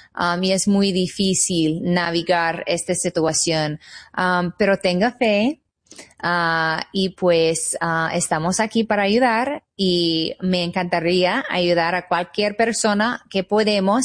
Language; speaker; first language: Spanish; non-native, fluent; English